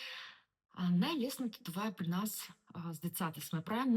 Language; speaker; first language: Bulgarian; non-native, learner; Russian